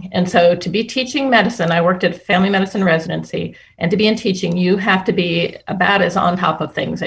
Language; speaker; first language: English; native; English